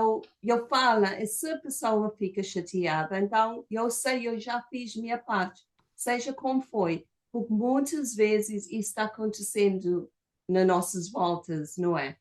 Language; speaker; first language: Portuguese; non-native, fluent; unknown